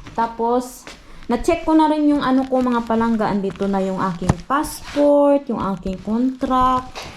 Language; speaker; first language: Filipino; non-native, local second language; Cebuano